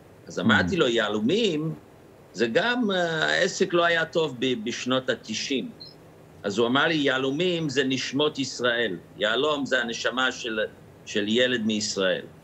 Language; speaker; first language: Hebrew; non-native, fluent; English